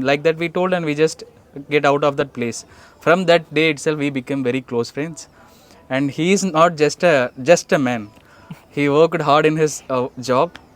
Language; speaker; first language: English; non-native, local second language; Tamil